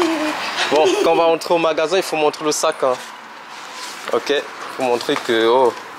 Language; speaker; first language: French; native; French